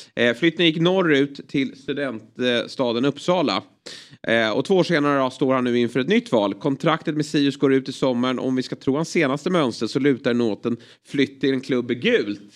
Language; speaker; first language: Swedish; native; Swedish